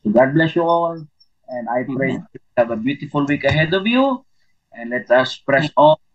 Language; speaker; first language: English; non-native, local second language; Filipino